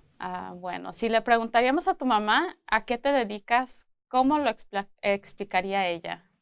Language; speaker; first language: Spanish; early bilingual, heritage; Spanish